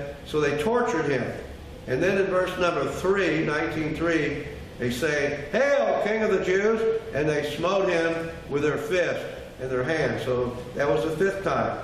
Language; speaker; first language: English; native; English